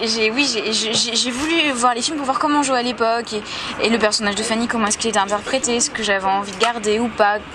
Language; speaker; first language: French; native; French